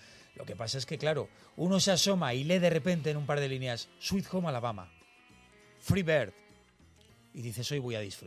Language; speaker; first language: Spanish; native; Spanish